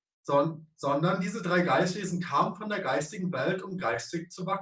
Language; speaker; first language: German; native; German